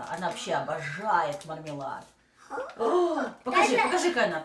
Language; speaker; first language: Russian; native; Russian